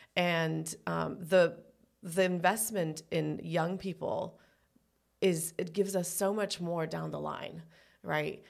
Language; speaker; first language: English; early bilingual, other home language; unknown